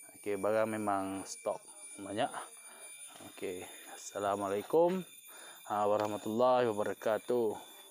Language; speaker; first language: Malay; non-native, local second language; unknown